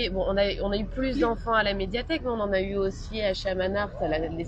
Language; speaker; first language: French; native; French